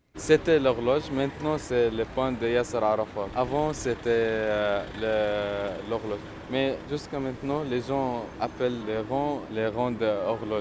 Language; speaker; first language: French; non-native, fluent; Arabic